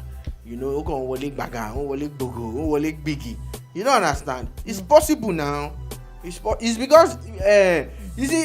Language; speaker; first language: English; non-native, local second language; Yoruba